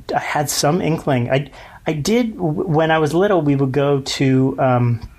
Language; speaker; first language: English; native; English